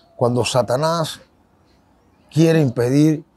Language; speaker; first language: Spanish; native; Spanish